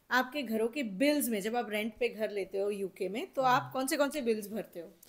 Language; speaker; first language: Hindi; native; Hindi